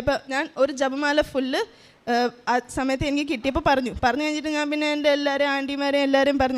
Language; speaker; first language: Malayalam; early bilingual, heritage; Malayalam